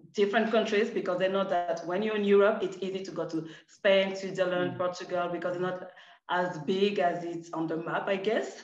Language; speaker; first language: English; non-native, fluent; French